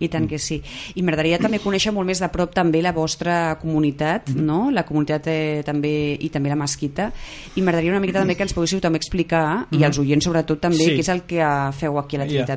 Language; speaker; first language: Catalan; native; Catalan